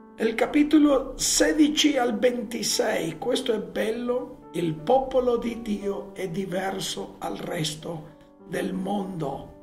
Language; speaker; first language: Italian; non-native, fluent; Spanish